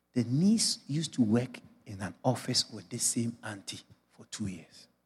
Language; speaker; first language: English; non-native, local second language; Akan